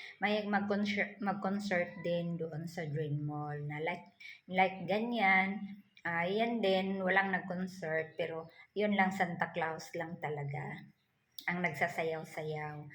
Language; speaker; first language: Filipino; non-native, local second language; Cebuano